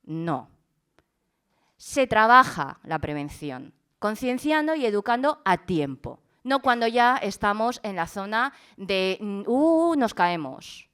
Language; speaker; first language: Spanish; early bilingual, other home language; Chinese